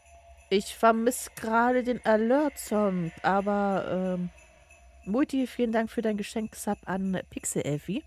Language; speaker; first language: German; native; German